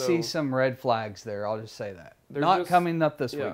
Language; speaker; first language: English; native; English